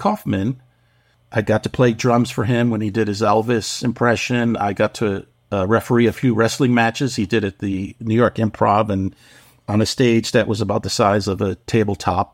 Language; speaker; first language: English; native; English